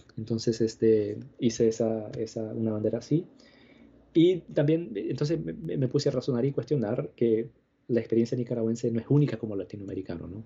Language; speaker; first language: Spanish; native; Spanish